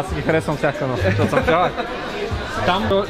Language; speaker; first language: Bulgarian; native; Bulgarian